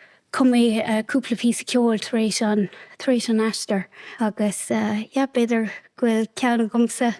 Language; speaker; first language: Irish; non-native, local second language; English